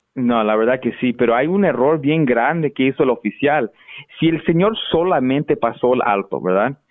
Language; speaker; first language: Spanish; early bilingual, heritage; Spanish